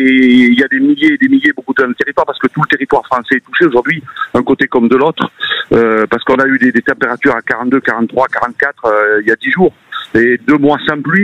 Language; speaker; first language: French; native; French